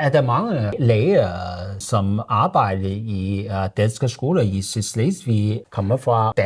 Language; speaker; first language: Danish; non-native, learner; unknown